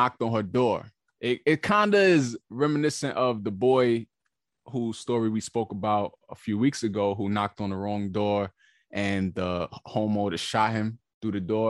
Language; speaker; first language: English; native; English